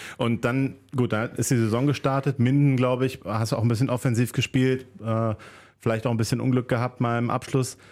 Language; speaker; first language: German; native; German